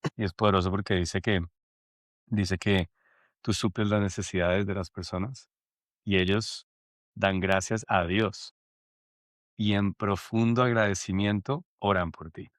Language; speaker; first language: Spanish; native; Spanish